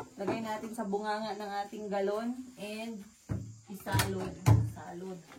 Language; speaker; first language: Filipino; non-native, local second language; Cebuano